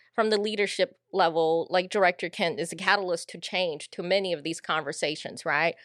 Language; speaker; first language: English; native; English